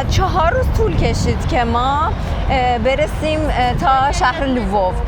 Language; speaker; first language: Persian; native; Persian